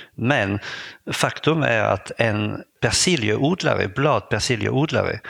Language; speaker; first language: Swedish; non-native, fluent; French